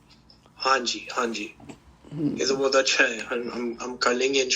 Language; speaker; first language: Hindi; early bilingual, heritage; Hindi